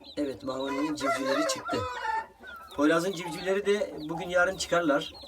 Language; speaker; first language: Turkish; native; Turkish